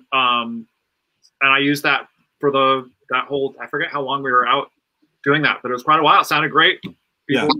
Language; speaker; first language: English; native; English